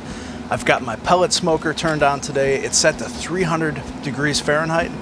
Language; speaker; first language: English; native; English